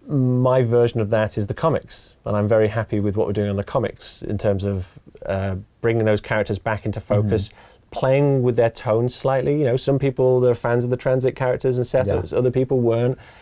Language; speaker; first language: English; native; English